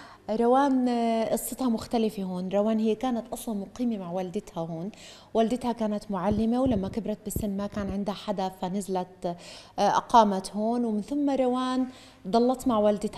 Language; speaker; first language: Arabic; native; Arabic